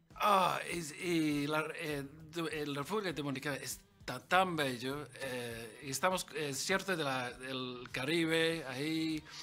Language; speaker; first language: Spanish; early bilingual, other home language; English